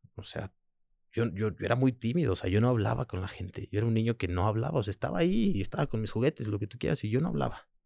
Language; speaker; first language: Spanish; early bilingual, other home language; French